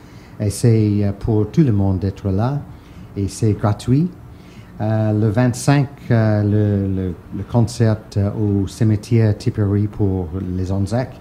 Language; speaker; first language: French; non-native, fluent; English